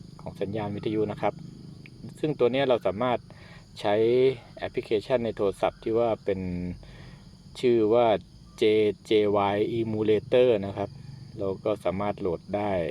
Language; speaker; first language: Thai; native; Thai